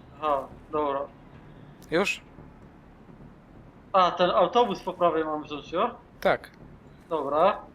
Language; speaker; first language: Polish; native; Polish